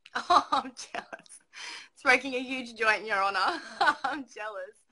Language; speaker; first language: English; native; English